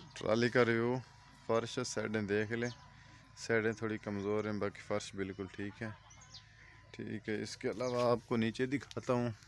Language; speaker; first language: Urdu; non-native, local second language; Punjabi